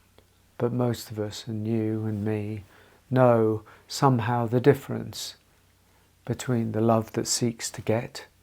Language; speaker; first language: English; native; English